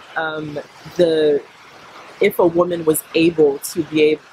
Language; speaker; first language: English; native; English